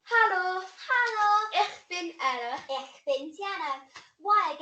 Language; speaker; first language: German; non-native, learner; English